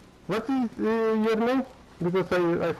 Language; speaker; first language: English; non-native, learner; Romanian